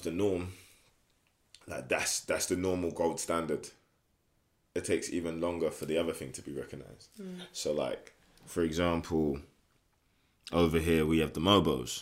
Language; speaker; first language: English; native; English